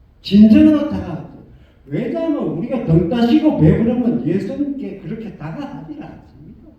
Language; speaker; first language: Korean; native; Korean